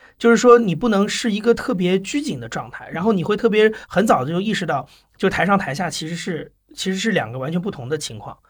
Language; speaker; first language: Chinese; native; Chinese